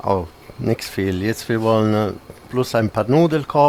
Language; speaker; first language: German; non-native, fluent; Italian